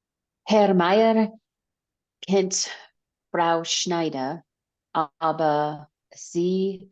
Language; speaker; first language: German; non-native, learner; English